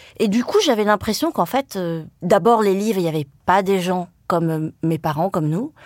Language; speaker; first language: French; early bilingual, other home language; Vietnamese